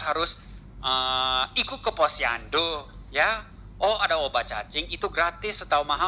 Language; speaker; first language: Indonesian; non-native, learner; English